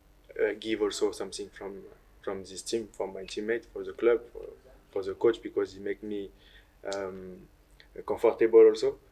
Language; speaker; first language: English; non-native, learner; French